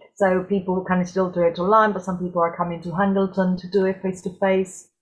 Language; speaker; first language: English; non-native, fluent; Spanish